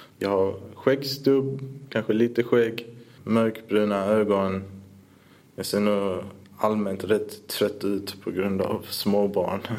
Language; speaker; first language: Swedish; early bilingual, other home language; Persian